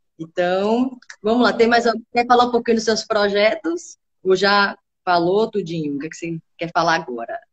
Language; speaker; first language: Portuguese; native; Portuguese